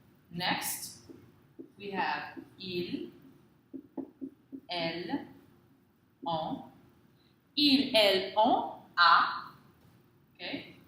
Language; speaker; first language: French; non-native, fluent; English